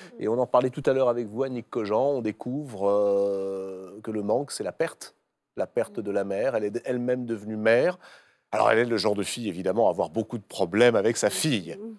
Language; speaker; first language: French; native; French